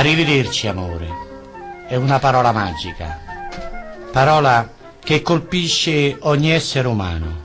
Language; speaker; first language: Italian; native; Italian